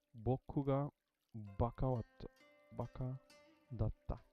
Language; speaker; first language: Japanese; non-native, learner; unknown